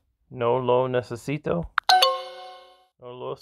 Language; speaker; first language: Spanish; non-native, learner; English